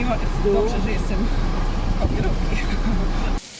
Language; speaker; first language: Polish; non-native, learner; English